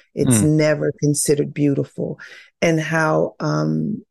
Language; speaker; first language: English; native; English